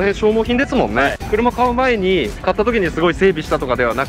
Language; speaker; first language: Japanese; native; Japanese